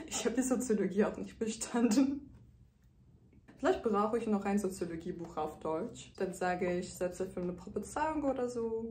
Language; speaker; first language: German; non-native, fluent; Turkish